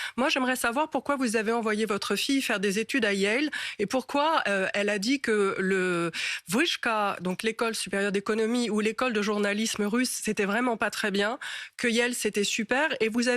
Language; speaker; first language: French; native; French